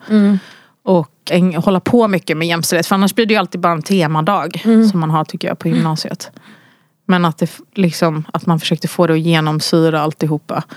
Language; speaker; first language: Swedish; early bilingual, other home language; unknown